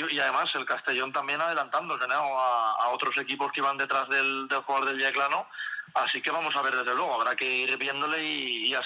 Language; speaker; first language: Spanish; native; Spanish